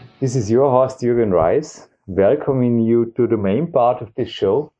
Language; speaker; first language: English; non-native, fluent; German